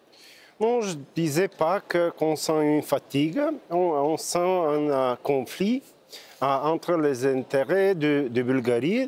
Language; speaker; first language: French; non-native, fluent; Bulgarian